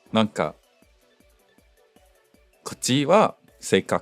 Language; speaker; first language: Japanese; non-native, learner; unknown